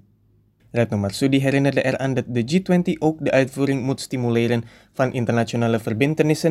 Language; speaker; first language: Dutch; non-native, fluent; Indonesian